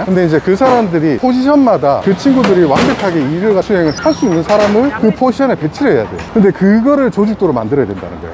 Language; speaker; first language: Korean; native; Korean